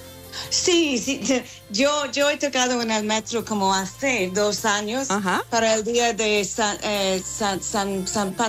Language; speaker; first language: Spanish; non-native, learner; English